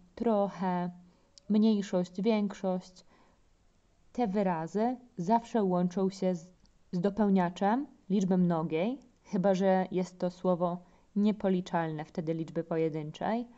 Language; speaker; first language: Polish; native; Polish